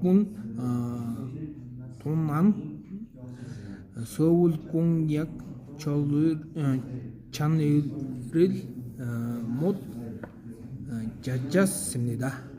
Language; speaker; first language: Korean; non-native, learner; Mongolian